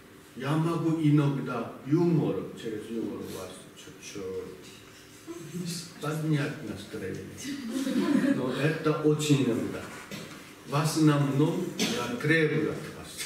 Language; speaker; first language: Russian; non-native, learner; Korean